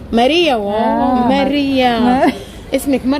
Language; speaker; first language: Arabic; native; Arabic